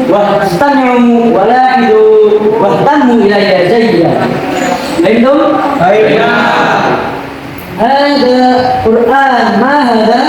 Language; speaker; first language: Arabic; non-native, fluent; Indonesian